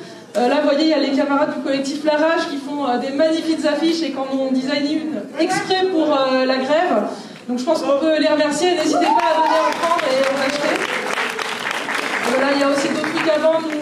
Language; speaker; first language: French; native; French